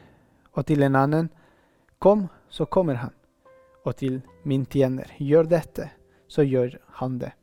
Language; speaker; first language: Norwegian; non-native, fluent; Spanish